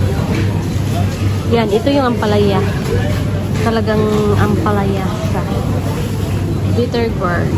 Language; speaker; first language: Filipino; native; Filipino